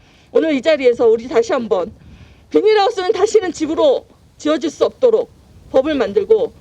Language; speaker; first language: Korean; native; Korean